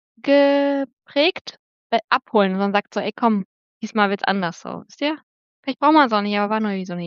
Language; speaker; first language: German; native; German